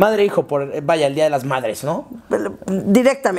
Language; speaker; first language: Spanish; native; Spanish